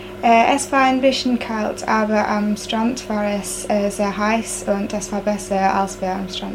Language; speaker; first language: German; non-native, learner; English